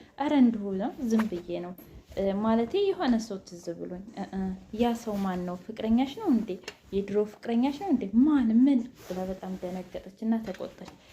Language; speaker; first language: Amharic; native; Amharic